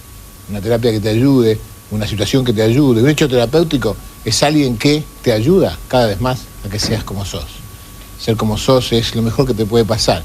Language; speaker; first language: Spanish; native; Spanish